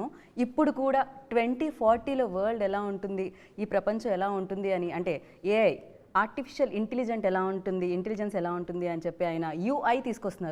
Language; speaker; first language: Telugu; native; Telugu